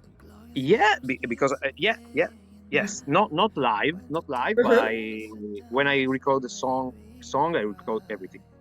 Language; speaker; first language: English; non-native, fluent; Italian